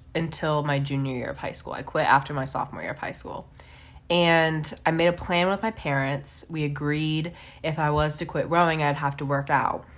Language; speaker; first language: English; native; English